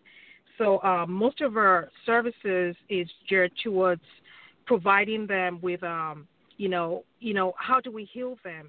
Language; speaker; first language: English; non-native, local second language; Yoruba